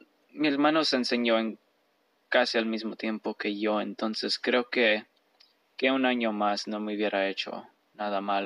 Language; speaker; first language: Spanish; early bilingual, heritage; Spanish